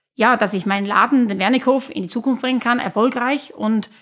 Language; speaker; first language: German; native; German